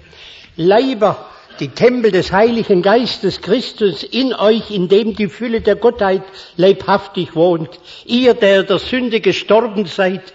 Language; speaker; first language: German; native; German